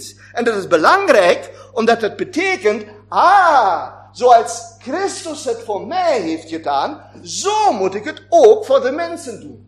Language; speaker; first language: Dutch; non-native, fluent; German